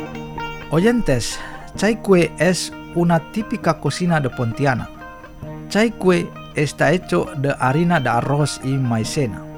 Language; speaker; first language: Spanish; non-native, fluent; Indonesian